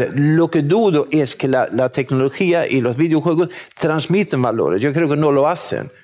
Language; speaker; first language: Spanish; non-native, fluent; Swedish